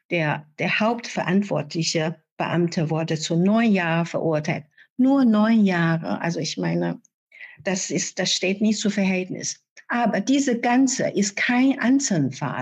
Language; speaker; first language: German; non-native, fluent; Chinese